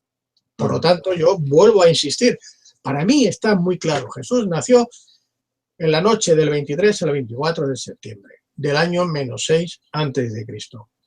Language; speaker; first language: Spanish; native; Spanish